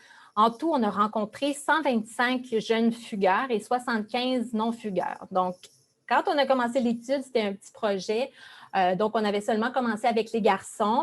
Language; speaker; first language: French; native; French